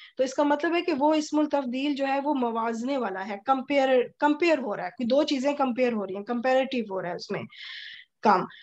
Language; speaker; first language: Urdu; native; Urdu